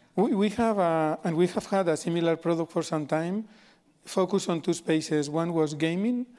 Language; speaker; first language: English; non-native, fluent; Spanish